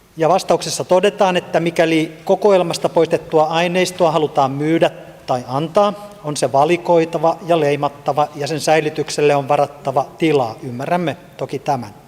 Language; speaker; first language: Finnish; native; Finnish